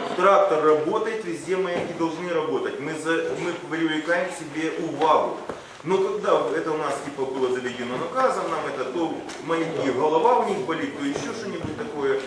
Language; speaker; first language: Russian; non-native, local second language; Ukrainian